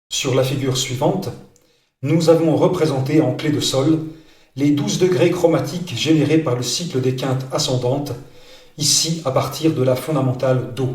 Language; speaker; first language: French; native; French